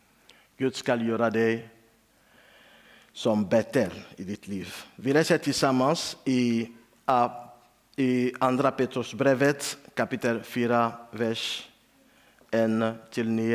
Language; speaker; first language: Swedish; non-native, learner; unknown